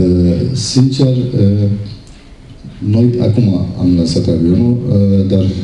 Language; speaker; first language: Romanian; non-native, learner; Turkish